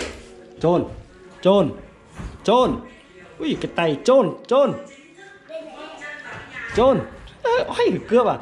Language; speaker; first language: Vietnamese; native; Vietnamese